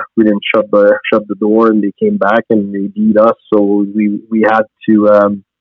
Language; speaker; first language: English; native; English